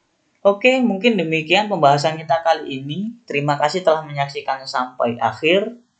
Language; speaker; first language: Indonesian; native; Indonesian